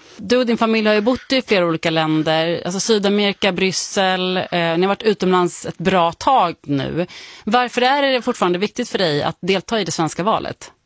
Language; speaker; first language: Swedish; native; Swedish